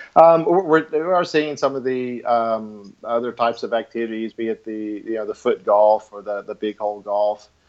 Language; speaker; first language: English; native; English